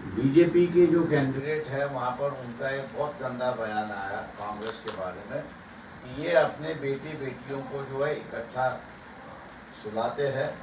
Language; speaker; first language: Hindi; non-native, local second language; Marathi